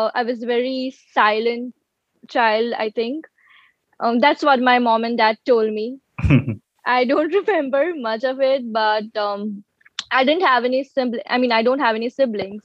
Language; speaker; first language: English; non-native, local second language; Gujarati